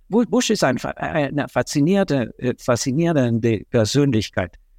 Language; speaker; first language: German; non-native, fluent; Spanish